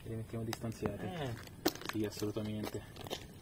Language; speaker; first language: Italian; native; Italian